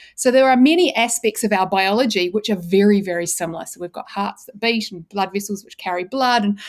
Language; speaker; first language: English; native; English